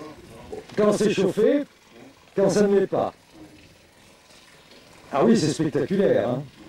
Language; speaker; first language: French; native; French